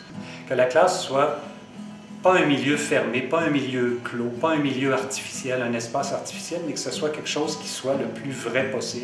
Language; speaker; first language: French; native; French